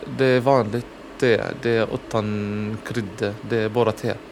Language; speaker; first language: Swedish; non-native, learner; Arabic